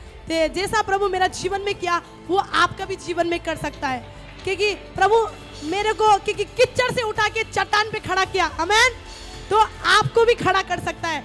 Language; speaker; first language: Hindi; non-native, local second language; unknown